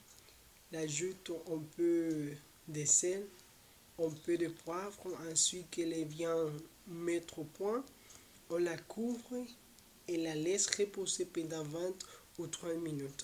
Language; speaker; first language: French; non-native, learner; Spanish